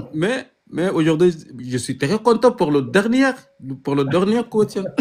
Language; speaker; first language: French; non-native, learner; Arabic